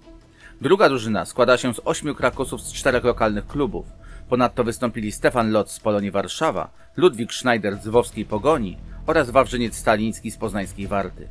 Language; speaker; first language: Polish; native; Polish